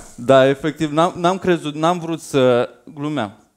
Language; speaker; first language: Romanian; native; Romanian